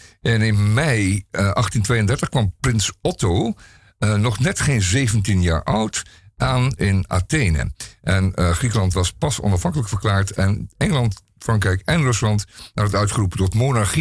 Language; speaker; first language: Dutch; native; Dutch